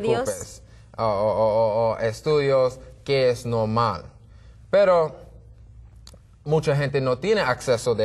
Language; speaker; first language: Spanish; non-native, learner; English